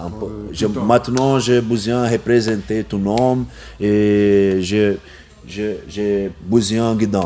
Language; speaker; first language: French; non-native, learner; Portuguese